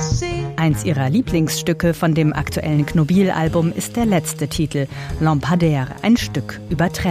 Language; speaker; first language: German; native; German